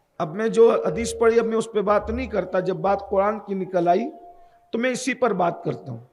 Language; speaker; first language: Urdu; native; Urdu